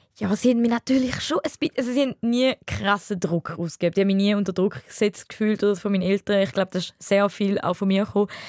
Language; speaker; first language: German; early bilingual, other home language; Tamil